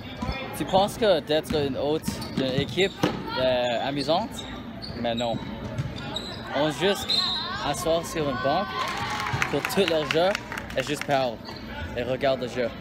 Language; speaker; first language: French; non-native, local second language; English